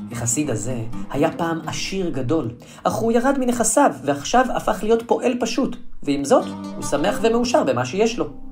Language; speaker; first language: Hebrew; native; Hebrew